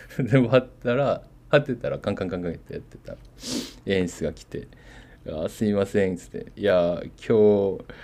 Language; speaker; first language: Japanese; native; Japanese